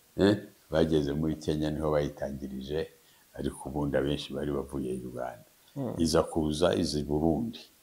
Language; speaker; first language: Kinyarwanda; early bilingual, heritage; Kinyarwanda